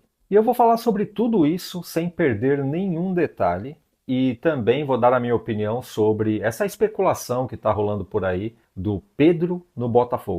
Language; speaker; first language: Portuguese; native; Portuguese